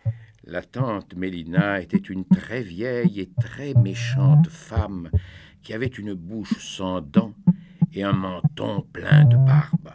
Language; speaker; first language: French; native; French